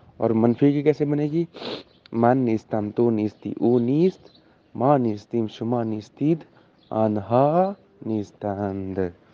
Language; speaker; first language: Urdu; native; Urdu